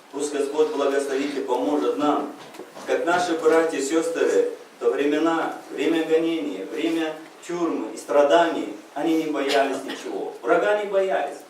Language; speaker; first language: Russian; non-native, local second language; Uzbek